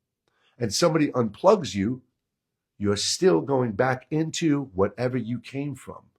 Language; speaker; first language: English; native; English